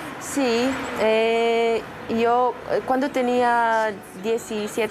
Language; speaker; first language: Spanish; non-native, learner; Estonian